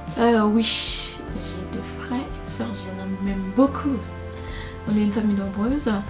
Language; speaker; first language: French; non-native, local second language; Haitian Creole